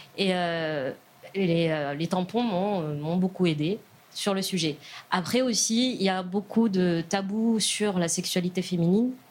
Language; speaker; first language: French; non-native, local second language; Arabic